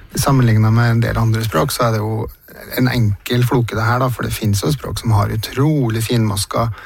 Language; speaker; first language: Norwegian; native; Norwegian